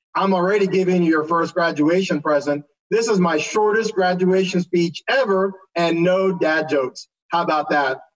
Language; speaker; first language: English; early bilingual, other home language; Spanish